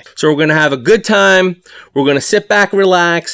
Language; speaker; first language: English; native; English